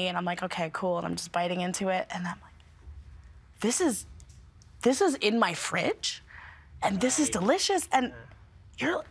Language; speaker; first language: English; native; English